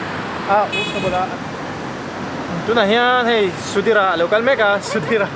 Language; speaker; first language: Hindi; non-native, local second language; Mizo